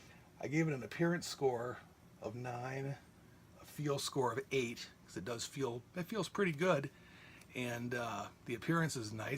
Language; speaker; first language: English; native; English